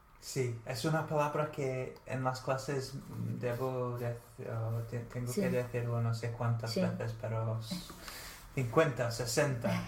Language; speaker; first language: Spanish; non-native, fluent; English